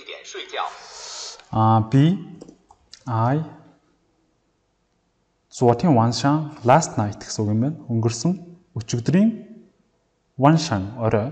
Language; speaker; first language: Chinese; non-native, learner; Mongolian